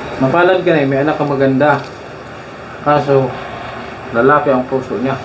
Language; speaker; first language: Filipino; native; Filipino